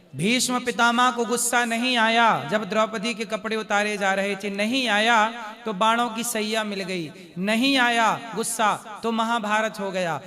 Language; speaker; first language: Hindi; native; Hindi